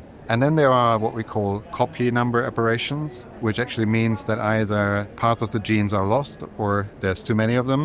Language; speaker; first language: English; non-native, fluent; German